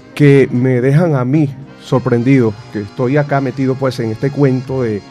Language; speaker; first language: Spanish; native; Spanish